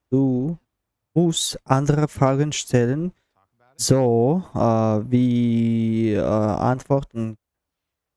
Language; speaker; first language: German; non-native, learner; Russian